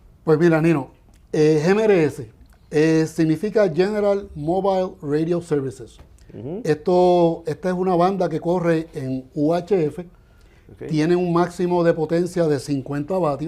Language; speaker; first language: Spanish; native; Spanish